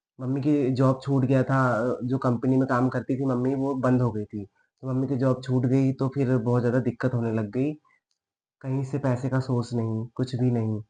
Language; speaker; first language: Hindi; native; Hindi